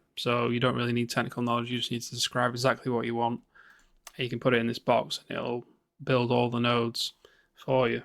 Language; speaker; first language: English; native; English